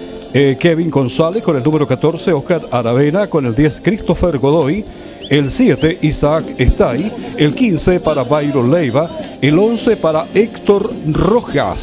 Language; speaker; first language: Spanish; native; Spanish